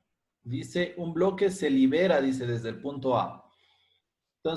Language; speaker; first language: Spanish; native; Spanish